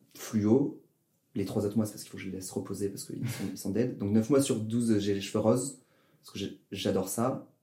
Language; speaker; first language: French; native; French